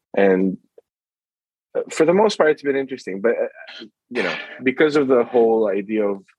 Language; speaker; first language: English; non-native, local second language; Filipino